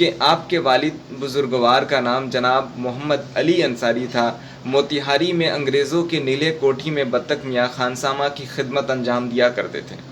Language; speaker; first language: Urdu; native; Urdu